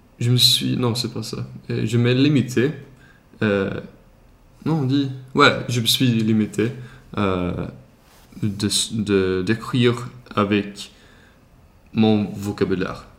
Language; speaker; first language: French; non-native, learner; Swedish